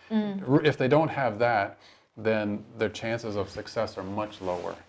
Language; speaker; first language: English; native; English